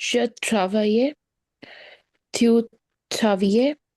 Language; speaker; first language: French; non-native, learner; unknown